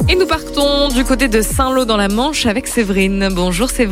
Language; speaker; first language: French; native; French